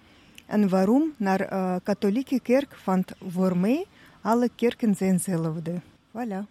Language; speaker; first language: Dutch; non-native, learner; Russian